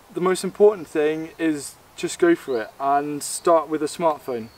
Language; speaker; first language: English; native; English